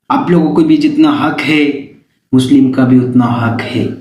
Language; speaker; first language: Hindi; non-native, local second language; Bangla